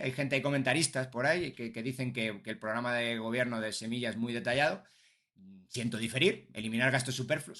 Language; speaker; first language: Spanish; native; Spanish